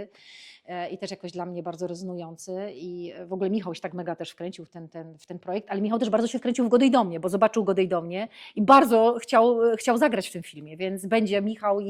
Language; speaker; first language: Polish; native; Polish